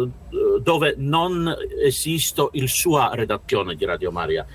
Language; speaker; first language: Italian; non-native, learner; Russian